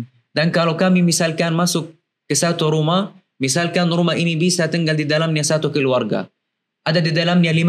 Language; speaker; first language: Indonesian; non-native, learner; Arabic